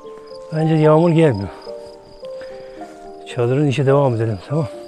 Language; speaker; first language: Turkish; non-native, fluent; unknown